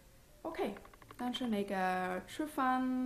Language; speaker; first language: Chinese; non-native, learner; German